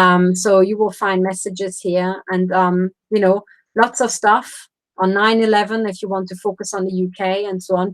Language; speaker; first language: English; non-native, fluent; Romanian